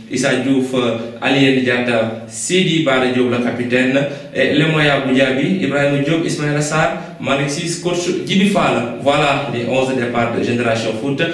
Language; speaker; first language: French; non-native, local second language; Wolof